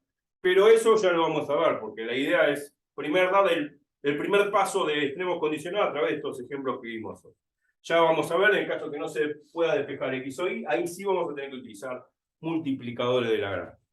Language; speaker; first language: Spanish; native; Spanish